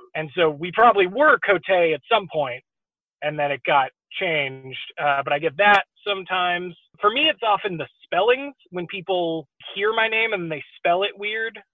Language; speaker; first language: English; native; English